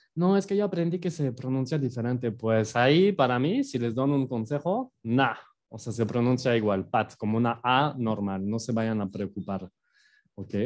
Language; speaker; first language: Spanish; non-native, fluent; French